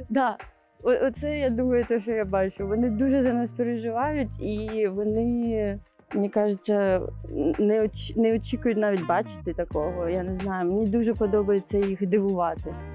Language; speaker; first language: Ukrainian; native; Ukrainian